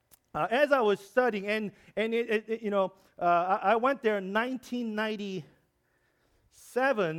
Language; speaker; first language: English; non-native, learner; Korean